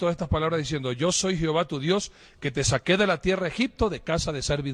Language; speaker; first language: Spanish; native; Spanish